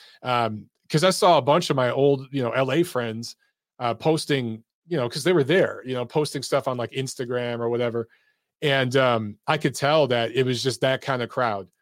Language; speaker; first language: English; native; English